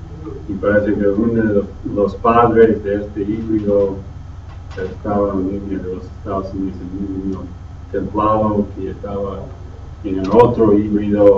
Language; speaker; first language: Spanish; non-native, learner; English